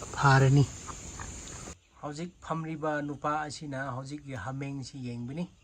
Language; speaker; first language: Manipuri; non-native, local second language; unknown